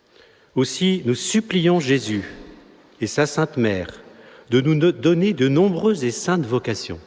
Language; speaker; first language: French; native; French